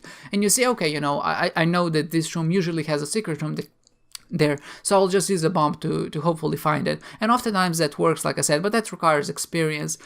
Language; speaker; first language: English; non-native, fluent; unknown